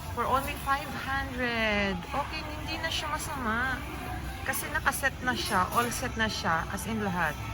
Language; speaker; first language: Filipino; native; Filipino